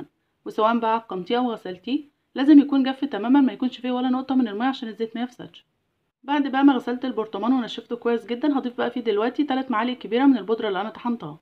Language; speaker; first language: Arabic; native; Arabic